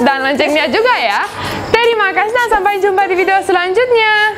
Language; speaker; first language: Indonesian; non-native, fluent; Russian